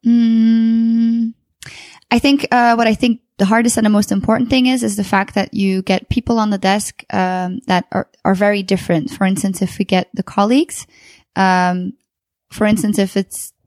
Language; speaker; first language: English; non-native, fluent; Dutch